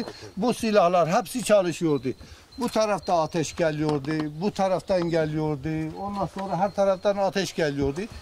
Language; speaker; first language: Turkish; non-native, local second language; Kurdish